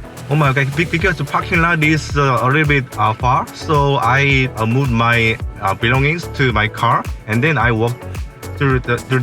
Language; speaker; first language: English; non-native, learner; Korean